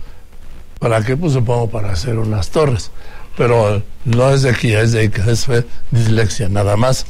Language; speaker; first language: Spanish; native; Spanish